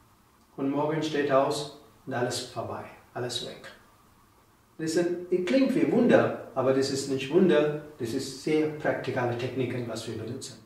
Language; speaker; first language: German; non-native, learner; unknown